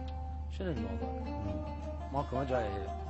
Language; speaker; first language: Arabic; native; Arabic